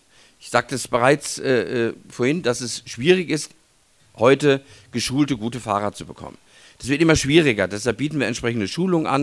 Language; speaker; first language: German; native; German